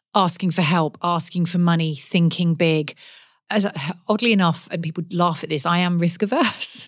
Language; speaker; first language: English; native; English